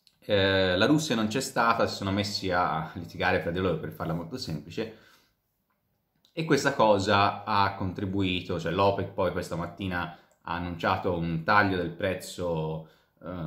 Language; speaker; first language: Italian; native; Italian